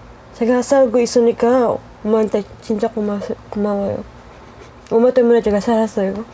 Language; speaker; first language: Korean; non-native, learner; Filipino